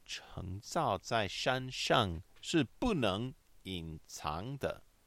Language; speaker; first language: Chinese; non-native, learner; English